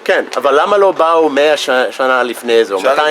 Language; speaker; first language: Hebrew; non-native, fluent; English